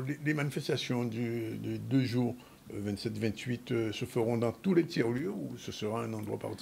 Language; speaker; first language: French; native; French